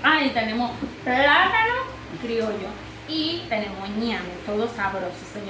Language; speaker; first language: Spanish; early bilingual, heritage; Haitian Creole